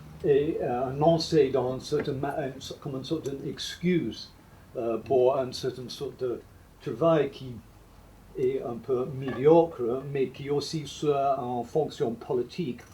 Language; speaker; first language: French; non-native, fluent; English